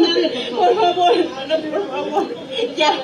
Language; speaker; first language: Spanish; native; Spanish